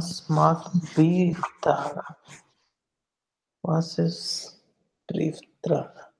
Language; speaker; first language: German; non-native, learner; Hindi